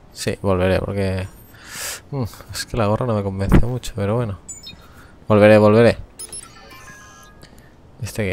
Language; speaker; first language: Spanish; native; Spanish